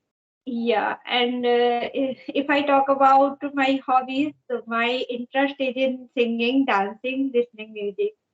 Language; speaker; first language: English; non-native, learner; Hindi